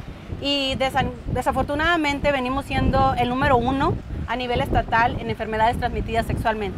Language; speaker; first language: Spanish; native; Spanish